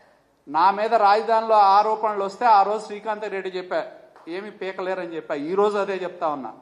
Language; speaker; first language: Telugu; native; Telugu